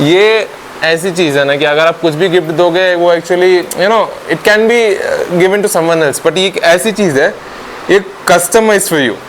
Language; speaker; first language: Hindi; native; Hindi